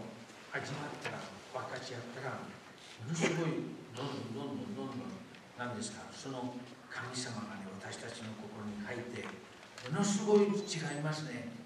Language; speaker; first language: Japanese; non-native, fluent; Spanish